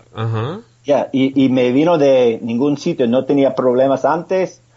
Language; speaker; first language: Spanish; non-native, fluent; English